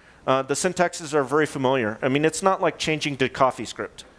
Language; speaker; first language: English; native; English